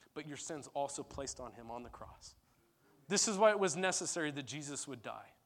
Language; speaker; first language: English; early bilingual, other home language; Turkish